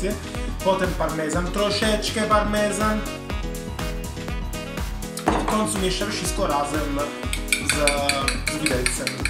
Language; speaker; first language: Polish; non-native, learner; Italian